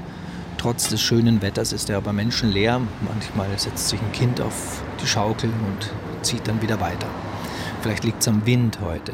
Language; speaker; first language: German; native; German